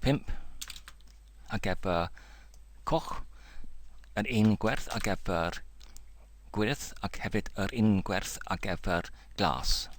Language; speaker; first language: Welsh; non-native, learner; English